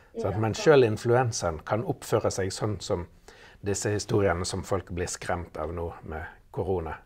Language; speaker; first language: Norwegian; native; Norwegian